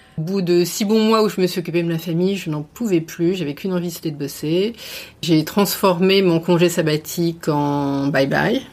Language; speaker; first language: French; native; French